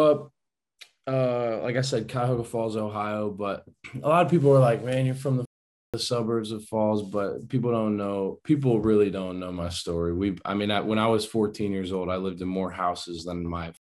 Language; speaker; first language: English; native; English